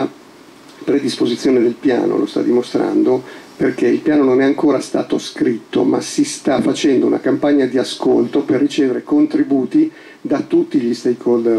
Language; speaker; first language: Italian; native; Italian